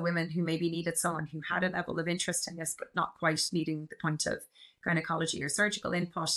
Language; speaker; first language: English; native; English